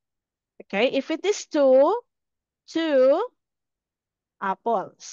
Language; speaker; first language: English; non-native, fluent; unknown